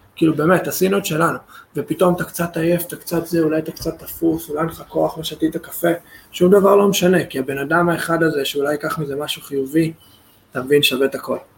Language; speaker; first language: Hebrew; non-native, fluent; English